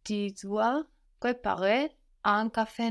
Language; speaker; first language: French; non-native, learner; English